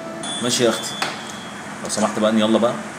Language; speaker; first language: Arabic; native; Arabic